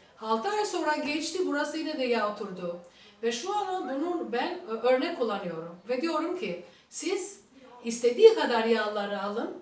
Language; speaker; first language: Turkish; non-native, fluent; Albanian